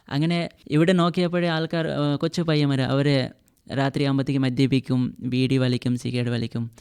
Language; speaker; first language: Malayalam; non-native, fluent; Assamese